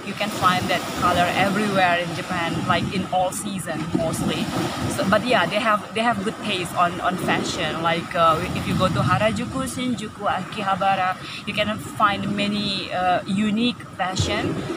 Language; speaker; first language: English; non-native, fluent; Indonesian